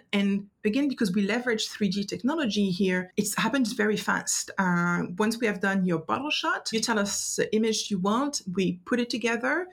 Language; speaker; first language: English; non-native, fluent; French